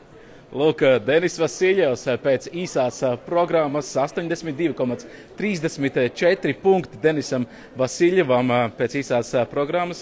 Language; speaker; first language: Latvian; native; Latvian